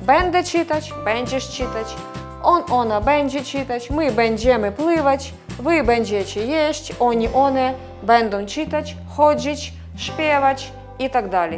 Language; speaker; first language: Polish; non-native, fluent; Russian